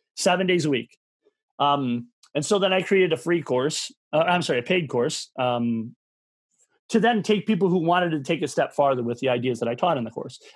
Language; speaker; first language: English; native; English